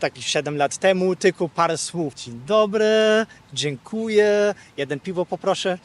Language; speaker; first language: Polish; non-native, learner; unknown